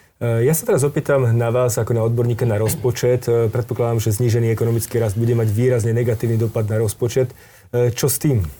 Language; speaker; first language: Slovak; native; Slovak